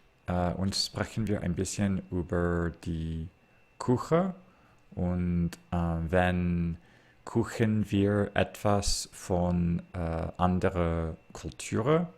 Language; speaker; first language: German; non-native, learner; English